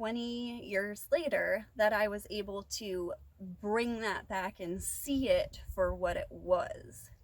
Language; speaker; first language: English; native; English